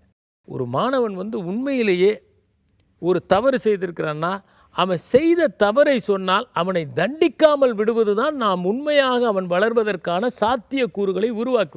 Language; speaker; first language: Tamil; native; Tamil